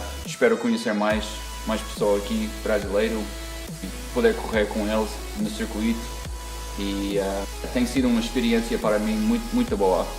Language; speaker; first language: Portuguese; non-native, fluent; English